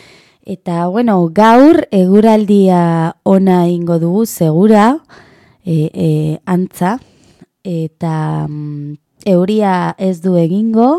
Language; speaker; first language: Basque; non-native, learner; Spanish